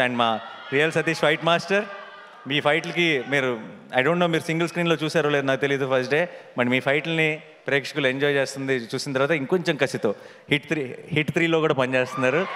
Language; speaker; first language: Telugu; native; Telugu